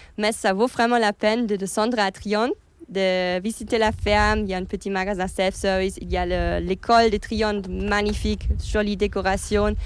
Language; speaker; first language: French; non-native, fluent; German